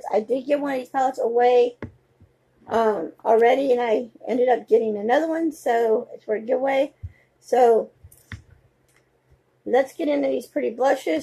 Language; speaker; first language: English; native; English